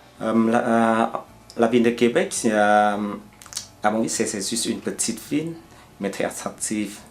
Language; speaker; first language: French; non-native, fluent; Vietnamese